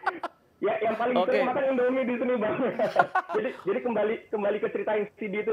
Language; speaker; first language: Indonesian; native; Indonesian